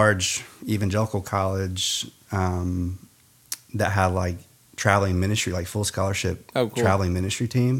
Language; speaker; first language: English; native; English